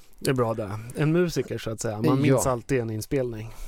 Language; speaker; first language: Swedish; native; Swedish